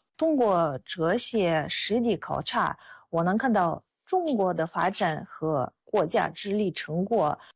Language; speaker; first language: Chinese; non-native, fluent; Russian